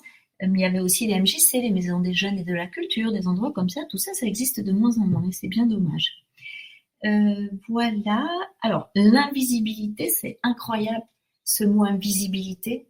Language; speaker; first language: French; native; French